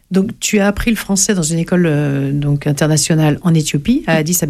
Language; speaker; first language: French; native; French